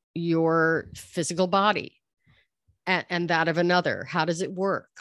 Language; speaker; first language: English; native; English